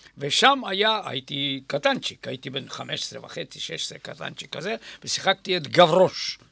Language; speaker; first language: Hebrew; non-native, fluent; Bulgarian